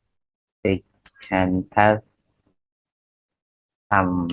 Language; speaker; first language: English; non-native, learner; Vietnamese